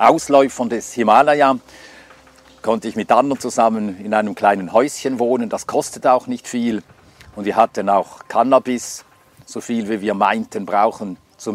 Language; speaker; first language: German; non-native, fluent; Swedish